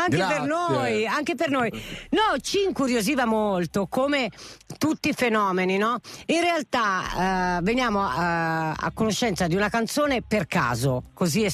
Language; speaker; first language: Italian; native; Italian